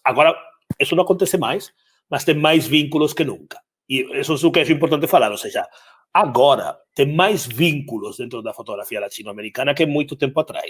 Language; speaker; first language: Portuguese; non-native, fluent; Spanish